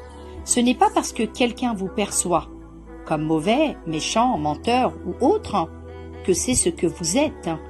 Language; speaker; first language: French; native; French